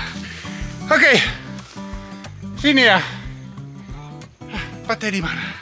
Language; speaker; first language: Indonesian; non-native, learner; Dutch